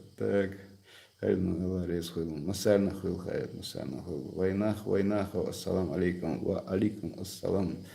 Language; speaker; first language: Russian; non-native, local second language; Chechen